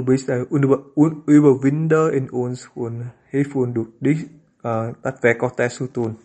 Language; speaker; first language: German; non-native, local second language; Vietnamese